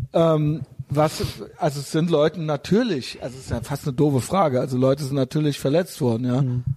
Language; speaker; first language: German; native; German